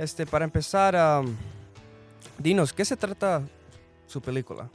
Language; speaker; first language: Spanish; early bilingual, heritage; Spanish